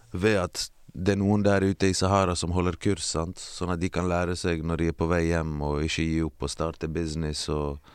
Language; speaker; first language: Norwegian; early bilingual, other home language; Bosnian